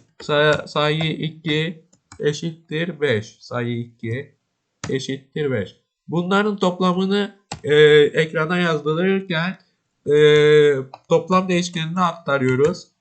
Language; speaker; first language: Turkish; native; Turkish